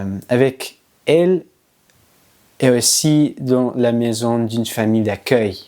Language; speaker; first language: French; non-native, learner; English